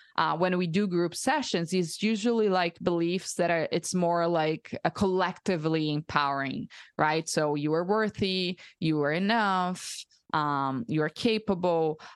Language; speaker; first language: English; non-native, fluent; Portuguese